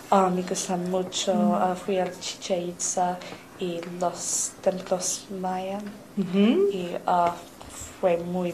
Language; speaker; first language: Spanish; non-native, learner; English